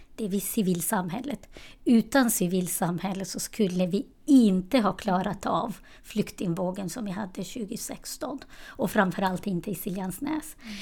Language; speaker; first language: Swedish; non-native, fluent; Albanian